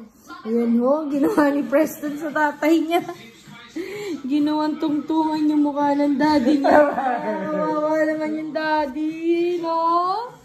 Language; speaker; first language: Filipino; native; Filipino